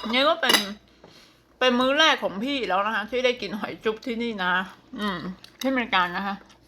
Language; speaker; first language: Thai; non-native, local second language; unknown